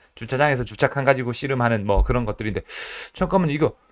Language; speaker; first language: Korean; native; Korean